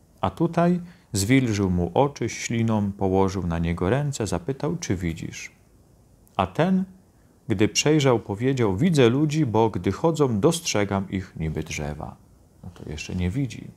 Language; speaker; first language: Polish; native; Polish